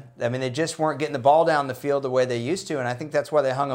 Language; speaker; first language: English; native; English